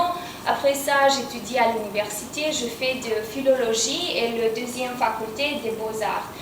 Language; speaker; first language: French; non-native, fluent; Romanian